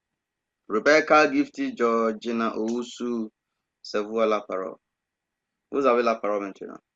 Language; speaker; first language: French; non-native, fluent; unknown